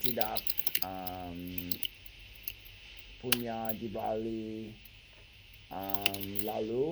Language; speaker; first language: Indonesian; non-native, learner; English